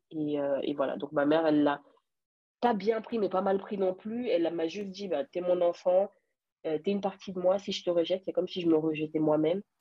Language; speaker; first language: French; early bilingual, other home language; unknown